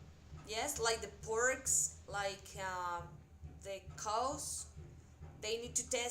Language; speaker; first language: English; non-native, fluent; Spanish